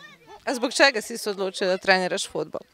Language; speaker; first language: Serbian; native; Serbian